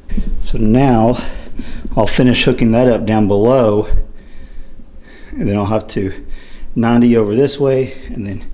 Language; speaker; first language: English; native; English